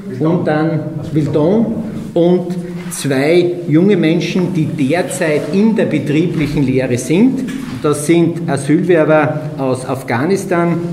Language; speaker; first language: German; native; German